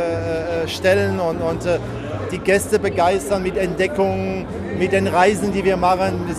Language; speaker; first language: German; native; German